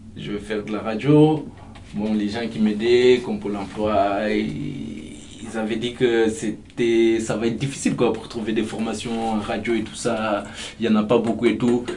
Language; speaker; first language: French; non-native, local second language; Fula